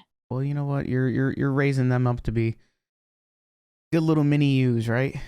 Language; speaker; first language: English; native; English